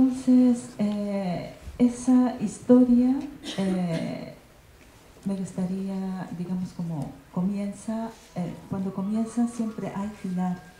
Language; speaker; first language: Spanish; non-native, learner; Japanese